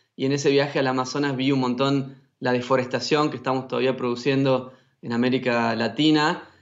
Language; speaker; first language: Spanish; native; Spanish